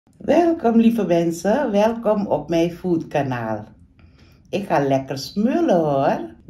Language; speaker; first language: Dutch; non-native, local second language; Caribbean Hindustani